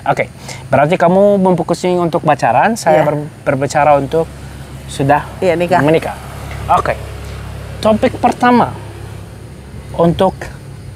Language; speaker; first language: Indonesian; non-native, fluent; Arabic